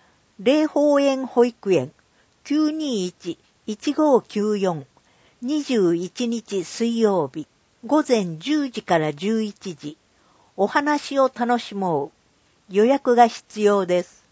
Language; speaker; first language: Japanese; native; Japanese